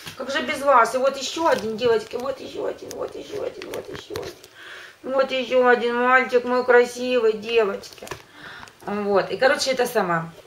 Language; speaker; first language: Russian; native; Russian